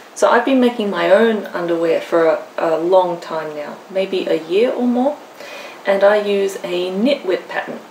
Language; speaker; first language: English; native; English